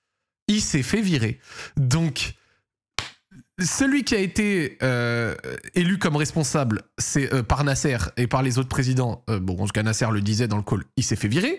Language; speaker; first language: French; native; French